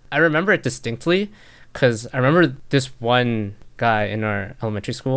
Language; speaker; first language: English; native; English